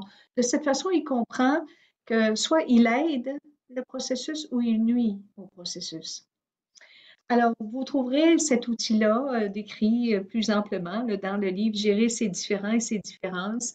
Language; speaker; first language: French; native; French